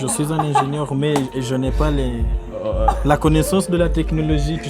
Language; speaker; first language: French; non-native, learner; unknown